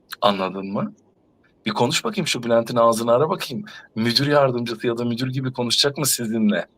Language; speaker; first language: Turkish; native; Turkish